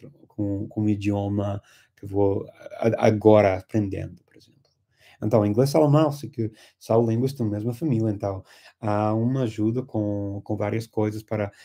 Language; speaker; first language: Portuguese; non-native, fluent; English